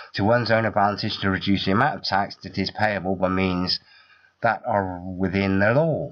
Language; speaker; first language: English; native; English